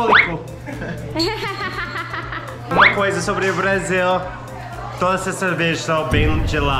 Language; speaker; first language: Portuguese; non-native, learner; English